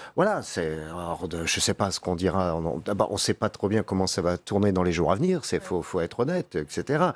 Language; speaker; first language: French; native; French